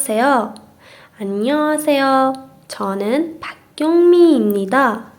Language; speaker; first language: Korean; non-native, fluent; Persian